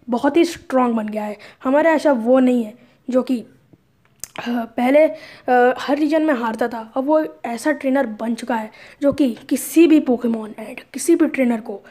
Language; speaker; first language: Hindi; native; Hindi